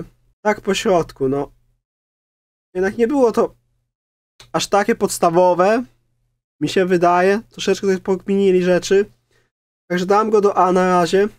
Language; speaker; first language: Polish; native; Polish